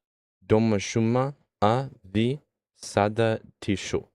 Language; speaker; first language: Russian; non-native, learner; English